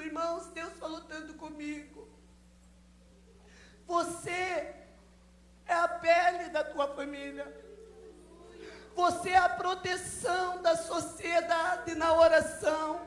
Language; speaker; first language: Portuguese; native; Portuguese